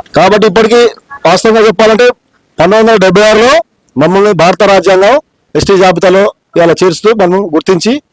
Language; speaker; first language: Telugu; non-native, local second language; Lambadi